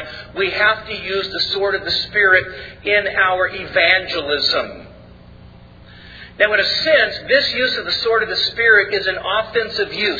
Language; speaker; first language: English; native; English